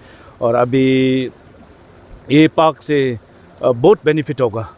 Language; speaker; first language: Hindi; non-native, fluent; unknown